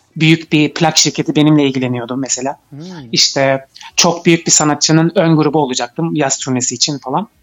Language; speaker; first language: Turkish; early bilingual, heritage; Turkish